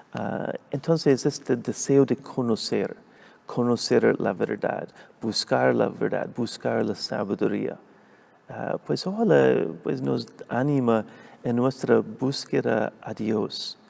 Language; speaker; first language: Spanish; non-native, fluent; English